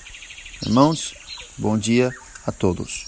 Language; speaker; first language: Portuguese; non-native, learner; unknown